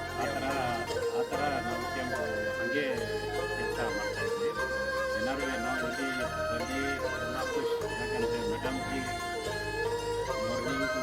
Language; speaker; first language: Kannada; non-native, local second language; Tibetan